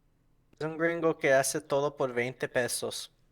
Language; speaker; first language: Spanish; non-native, learner; English